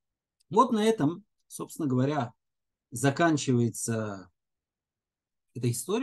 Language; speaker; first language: Russian; native; Russian